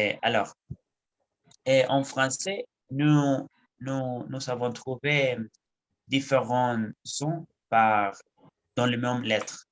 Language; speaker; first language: French; non-native, learner; Spanish